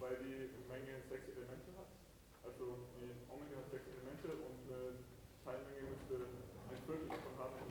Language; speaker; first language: German; native; German